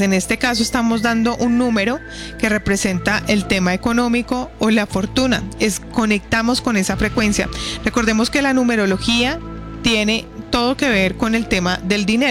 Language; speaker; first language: Spanish; native; Spanish